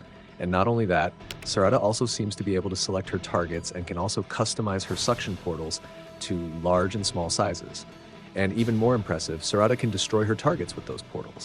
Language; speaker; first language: English; non-native, fluent; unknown